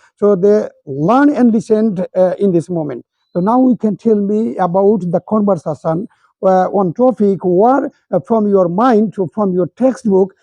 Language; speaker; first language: English; non-native, local second language; Bangla